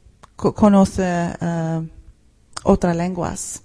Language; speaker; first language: Spanish; non-native, fluent; Swedish